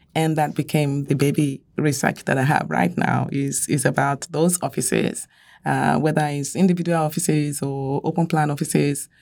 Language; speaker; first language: English; non-native, local second language; Yoruba